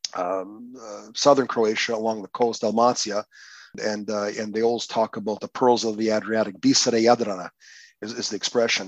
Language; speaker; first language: English; non-native, fluent; Croatian